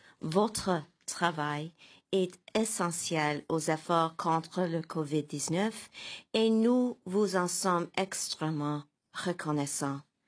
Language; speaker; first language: French; non-native, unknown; English